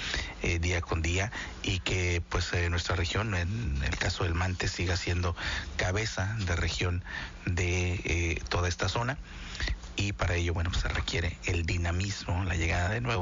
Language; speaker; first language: Spanish; native; Spanish